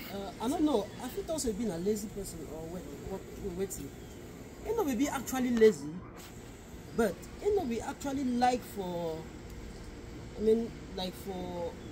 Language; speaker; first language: Nigerian Pidgin; native; Nigerian Pidgin